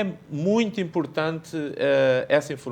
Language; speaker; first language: Portuguese; native; Portuguese